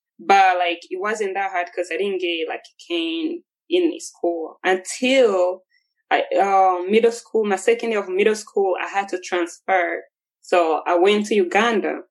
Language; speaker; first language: English; non-native, local second language; Kinyarwanda